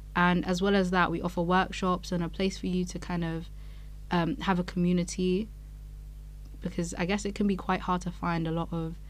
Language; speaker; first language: English; non-native, local second language; Yoruba